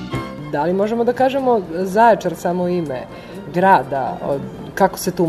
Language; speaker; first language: Serbian; native; Serbian